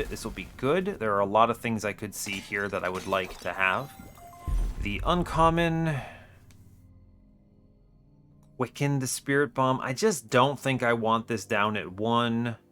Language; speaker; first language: English; native; English